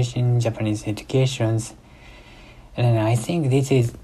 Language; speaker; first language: English; non-native, fluent; Japanese